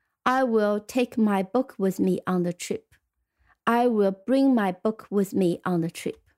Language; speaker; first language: English; non-native, fluent; Chinese